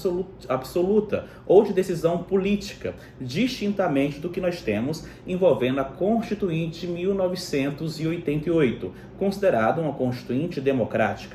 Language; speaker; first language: Portuguese; native; Portuguese